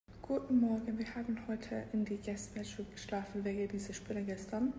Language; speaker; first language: German; non-native, fluent; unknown